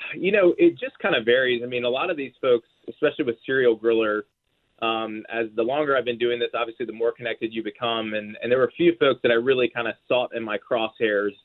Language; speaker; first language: English; native; English